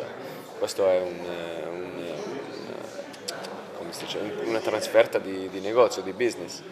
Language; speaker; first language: Italian; non-native, fluent; English